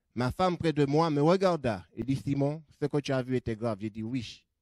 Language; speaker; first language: French; native; French